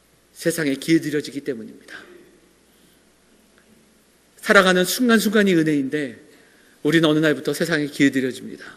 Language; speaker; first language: Korean; native; Korean